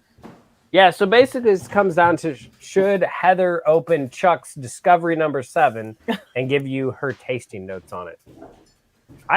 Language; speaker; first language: English; native; English